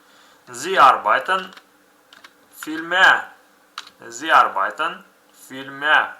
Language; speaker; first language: German; non-native, fluent; Uzbek